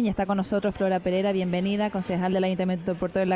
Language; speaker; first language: Spanish; native; Spanish